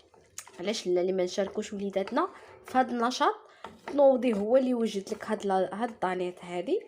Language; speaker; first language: Arabic; native; Arabic